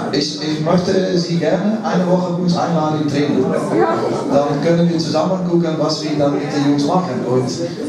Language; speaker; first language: German; non-native, fluent; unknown